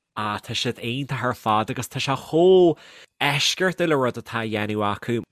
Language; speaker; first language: Irish; native; Irish